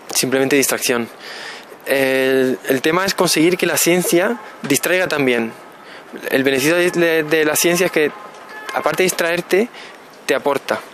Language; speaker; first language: Spanish; native; Spanish